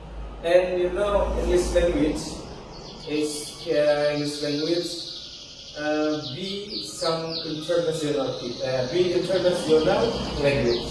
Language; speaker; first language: English; non-native, learner; Indonesian